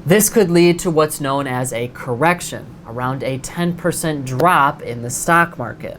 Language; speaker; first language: English; native; English